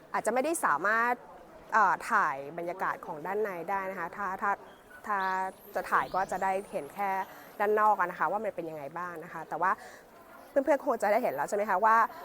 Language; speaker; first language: Thai; native; Thai